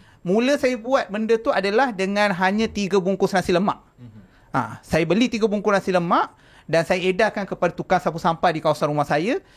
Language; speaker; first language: Malay; non-native, local second language; Tamil